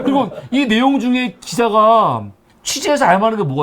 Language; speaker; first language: Korean; native; Korean